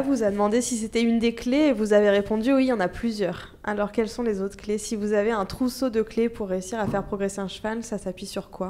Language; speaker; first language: French; native; French